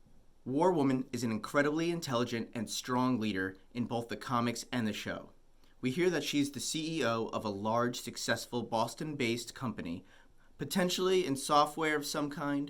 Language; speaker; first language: English; native; English